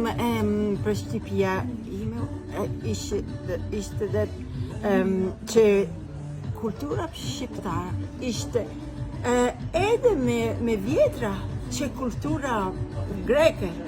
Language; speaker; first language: Albanian; non-native, learner; Italian